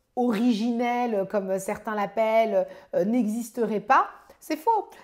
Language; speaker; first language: French; native; French